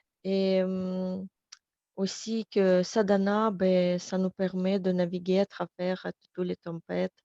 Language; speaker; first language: French; non-native, fluent; Russian